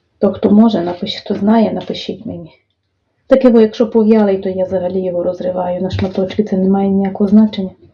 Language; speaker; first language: Ukrainian; native; Ukrainian